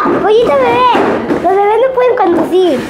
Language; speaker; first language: Spanish; native; Spanish